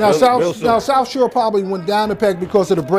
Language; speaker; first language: English; native; English